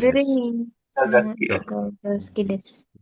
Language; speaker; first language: Japanese; non-native, learner; Indonesian